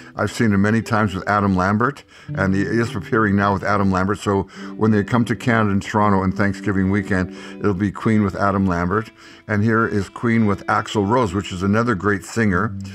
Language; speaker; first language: English; native; English